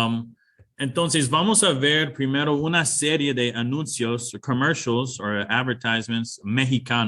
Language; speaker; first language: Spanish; non-native, fluent; English